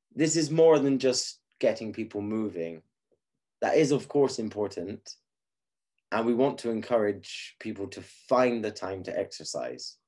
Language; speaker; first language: English; native; English